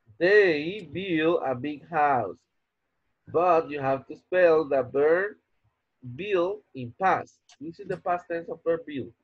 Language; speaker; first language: English; non-native, fluent; Spanish